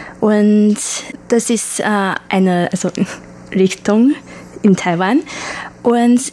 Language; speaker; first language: German; non-native, learner; Chinese